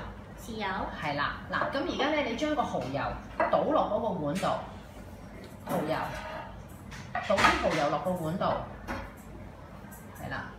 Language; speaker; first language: Cantonese; native; Cantonese